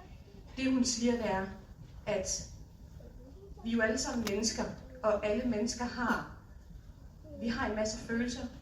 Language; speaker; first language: Danish; early bilingual, other home language; Hindi